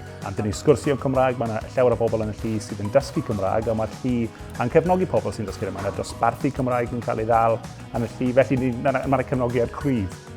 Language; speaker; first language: Welsh; non-native, local second language; English